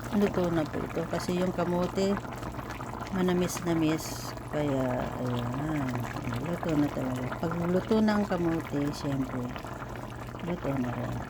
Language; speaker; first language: Filipino; non-native, local second language; Iloko